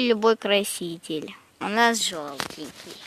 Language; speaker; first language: Russian; native; Russian